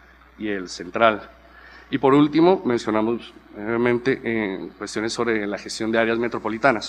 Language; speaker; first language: Spanish; native; Spanish